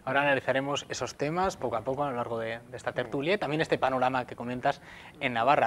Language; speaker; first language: Spanish; native; Spanish